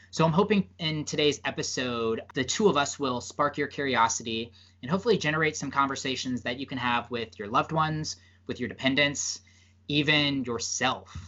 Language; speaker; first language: English; native; English